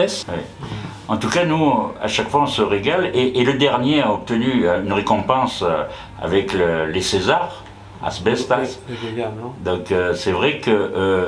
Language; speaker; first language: French; native; French